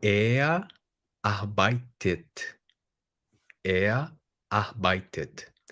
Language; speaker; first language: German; non-native, fluent; Portuguese